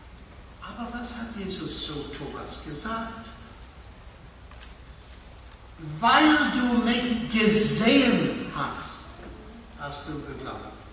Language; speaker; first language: German; non-native, fluent; English